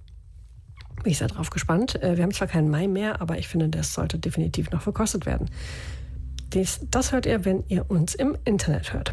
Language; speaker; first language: German; native; German